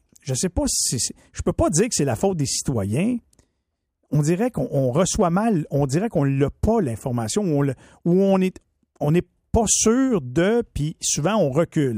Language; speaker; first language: French; native; French